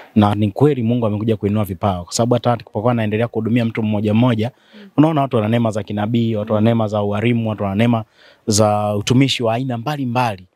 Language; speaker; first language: Swahili; native; Swahili